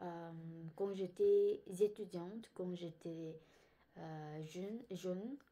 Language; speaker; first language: French; non-native, learner; Korean